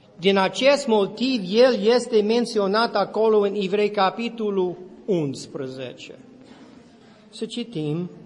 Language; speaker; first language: Romanian; non-native, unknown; English